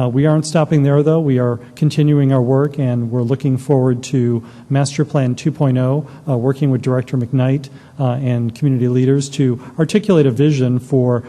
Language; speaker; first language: English; native; English